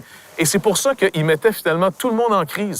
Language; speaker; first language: French; native; French